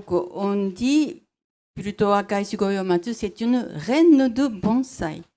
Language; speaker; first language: French; non-native, fluent; Japanese